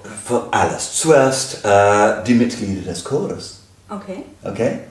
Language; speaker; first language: German; non-native, fluent; English